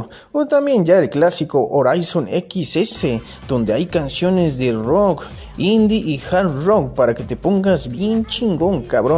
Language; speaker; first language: Spanish; native; Spanish